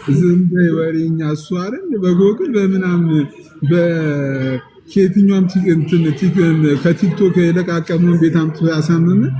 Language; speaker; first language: Amharic; native; Amharic